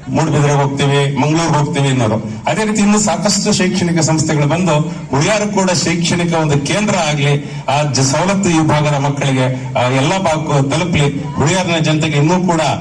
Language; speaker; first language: Kannada; native; Kannada